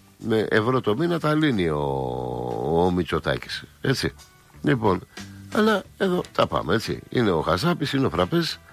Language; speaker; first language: Greek; native; Greek